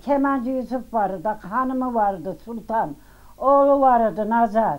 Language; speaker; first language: Turkish; native; Turkish